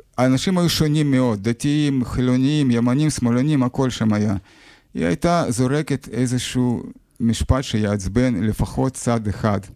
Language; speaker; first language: Hebrew; non-native, fluent; Russian